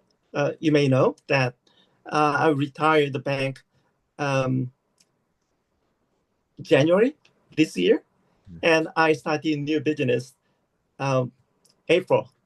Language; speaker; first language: English; non-native, learner; Korean